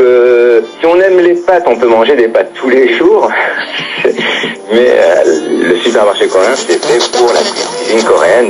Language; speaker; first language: French; native; French